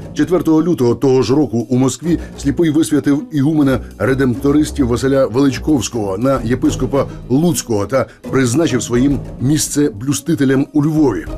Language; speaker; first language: Ukrainian; native; Ukrainian